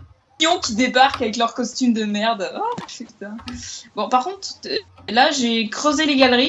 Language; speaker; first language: French; native; French